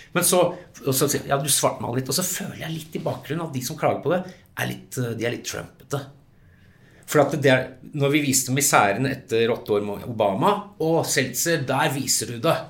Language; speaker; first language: Norwegian; early bilingual, other home language; English